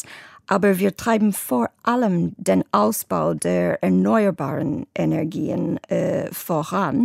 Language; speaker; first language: German; non-native, fluent; English